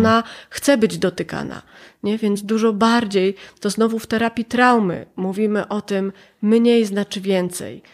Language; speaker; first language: Polish; native; Polish